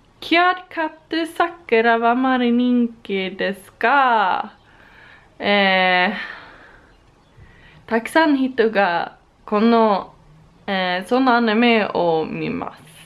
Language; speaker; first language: Japanese; non-native, learner; Swedish